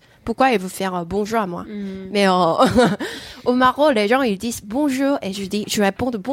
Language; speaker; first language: French; non-native, fluent; Korean